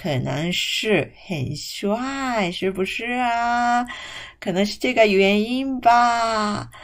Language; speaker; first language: Chinese; non-native, fluent; Japanese